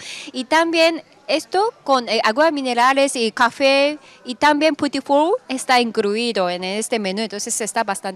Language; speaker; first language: Spanish; non-native, fluent; Japanese